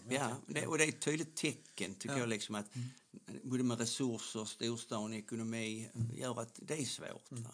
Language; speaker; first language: Swedish; native; Swedish